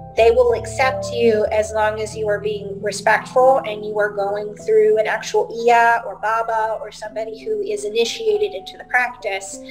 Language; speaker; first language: English; native; English